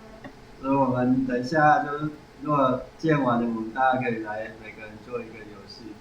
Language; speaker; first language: Chinese; native; Chinese